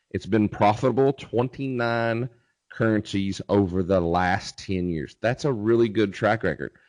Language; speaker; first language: English; native; English